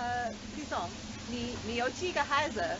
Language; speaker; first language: Chinese; non-native, learner; English